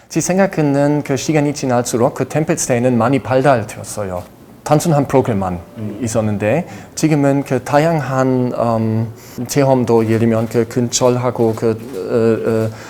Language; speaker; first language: Korean; non-native, fluent; German